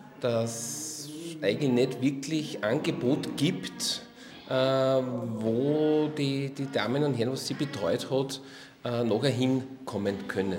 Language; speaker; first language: German; native; German